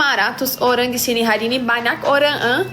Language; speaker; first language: Indonesian; non-native, learner; Portuguese